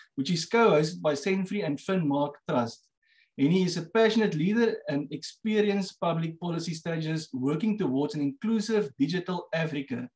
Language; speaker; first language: English; non-native, local second language; Afrikaans